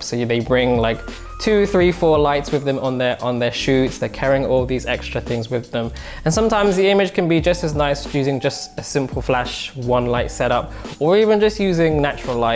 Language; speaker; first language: English; native; English